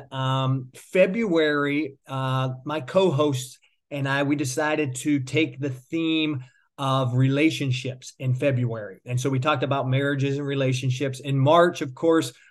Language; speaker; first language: English; native; English